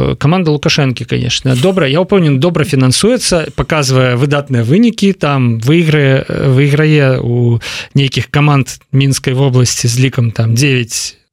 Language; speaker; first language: Belarusian; non-native, local second language; Russian